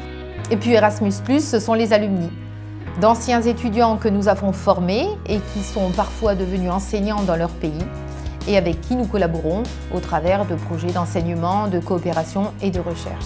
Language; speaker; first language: French; native; French